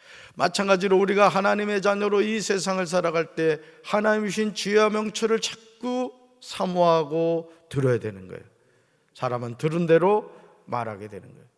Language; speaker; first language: Korean; native; Korean